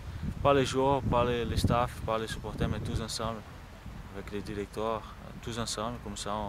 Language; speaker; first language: French; non-native, fluent; Portuguese